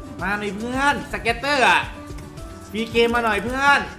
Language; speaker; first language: Thai; native; Thai